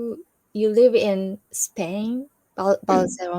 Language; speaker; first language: English; non-native, learner; Japanese